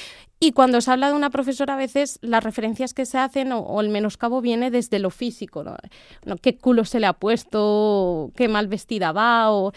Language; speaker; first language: Spanish; native; Spanish